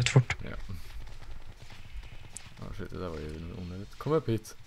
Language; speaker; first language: Swedish; native; Swedish